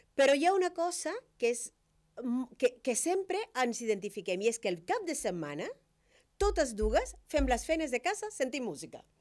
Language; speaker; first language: Catalan; non-native, fluent; Spanish